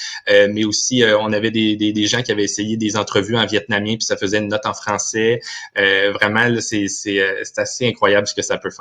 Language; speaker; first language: French; native; French